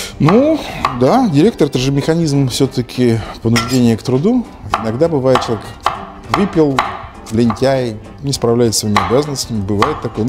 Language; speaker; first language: Russian; native; Russian